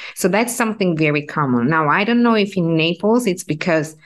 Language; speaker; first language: English; non-native, fluent; Italian